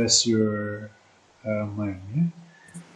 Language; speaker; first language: English; non-native, fluent; Indonesian